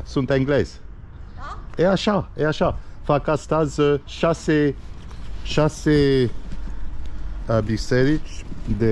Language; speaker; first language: Romanian; non-native, learner; English